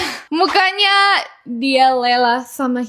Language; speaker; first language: Indonesian; non-native, fluent; Korean